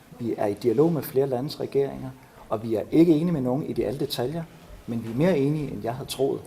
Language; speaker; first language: Danish; native; Danish